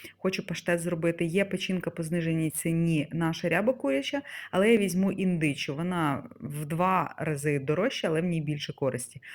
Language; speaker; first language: Ukrainian; non-native, local second language; Russian